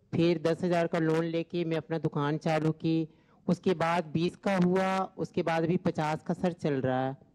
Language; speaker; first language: Hindi; native; Hindi